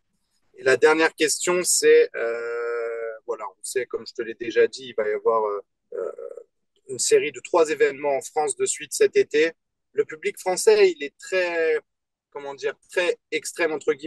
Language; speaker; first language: French; native; French